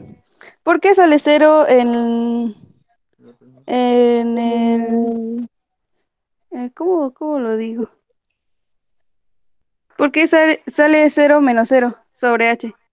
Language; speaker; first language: Spanish; native; Spanish